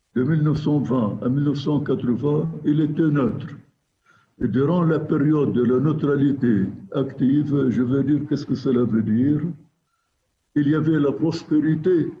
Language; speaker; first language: French; non-native, local second language; Arabic